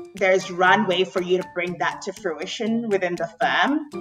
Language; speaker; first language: English; non-native, local second language; Akan